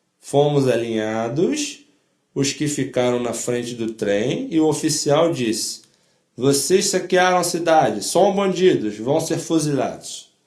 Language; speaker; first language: Portuguese; non-native, fluent; Polish